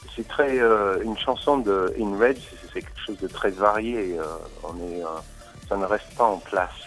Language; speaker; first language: French; non-native, fluent; English